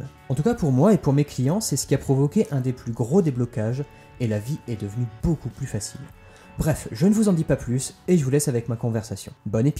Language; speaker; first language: French; native; French